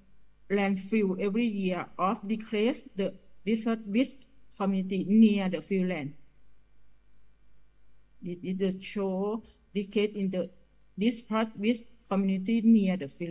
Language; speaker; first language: English; non-native, learner; Thai